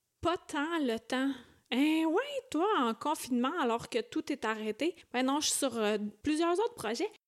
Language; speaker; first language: French; native; French